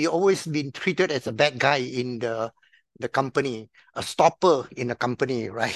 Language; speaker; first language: English; non-native, local second language; Min Nan Chinese